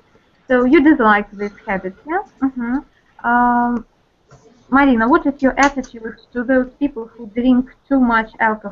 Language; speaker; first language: English; non-native, fluent; Russian